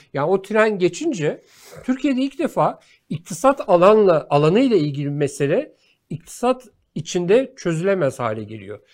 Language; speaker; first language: Turkish; native; Turkish